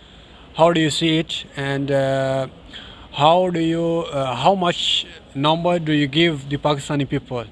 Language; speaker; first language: English; non-native, learner; Urdu